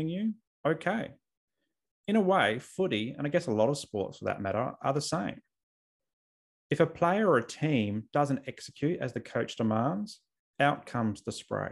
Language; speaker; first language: English; native; English